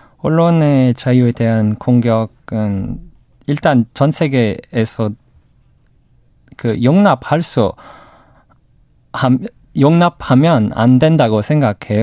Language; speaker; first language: Korean; non-native, learner; English